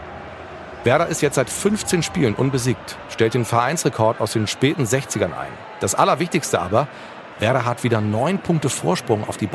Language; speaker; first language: German; native; German